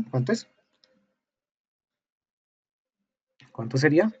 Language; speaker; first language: Spanish; native; Spanish